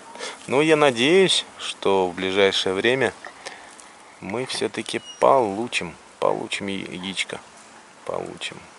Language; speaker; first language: Russian; native; Russian